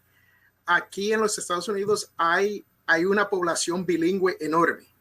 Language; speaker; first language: Spanish; early bilingual, other home language; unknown